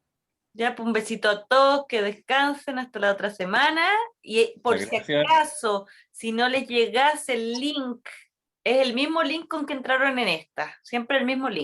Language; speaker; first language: Spanish; native; Spanish